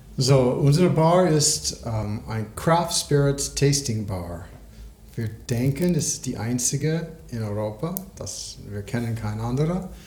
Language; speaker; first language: German; non-native, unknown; English